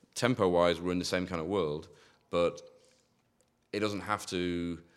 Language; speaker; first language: English; native; English